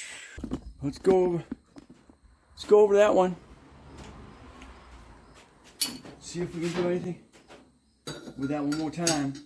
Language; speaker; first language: English; native; English